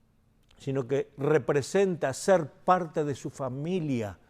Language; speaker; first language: Spanish; native; Spanish